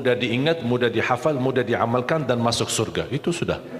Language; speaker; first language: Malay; non-native, fluent; Arabic